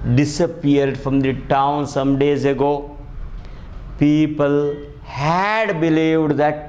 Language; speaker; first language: English; non-native, local second language; Kannada